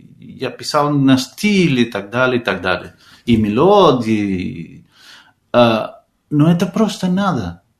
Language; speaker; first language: Russian; non-native, fluent; Spanish